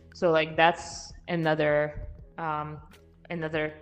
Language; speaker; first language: English; non-native, fluent; Russian